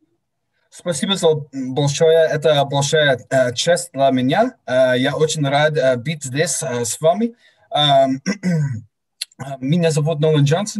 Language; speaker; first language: Russian; non-native, fluent; English